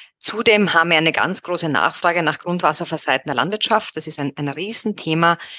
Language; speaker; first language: German; native; German